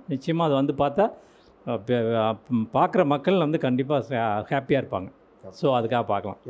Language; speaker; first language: Tamil; native; Tamil